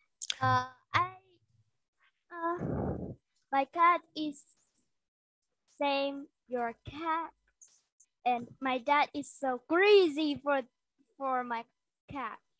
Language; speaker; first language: English; non-native, learner; Vietnamese